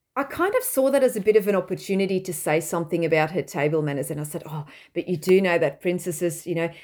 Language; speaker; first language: English; non-native, fluent; Dutch